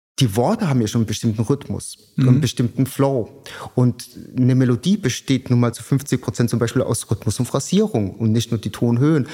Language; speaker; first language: German; native; German